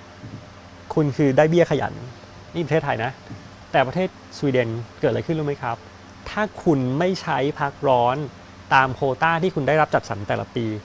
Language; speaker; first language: Thai; native; Thai